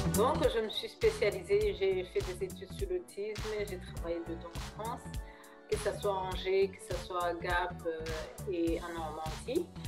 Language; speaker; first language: French; non-native, local second language; Kinyarwanda